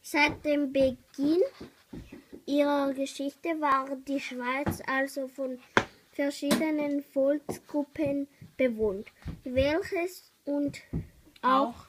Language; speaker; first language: German; non-native, learner; Thai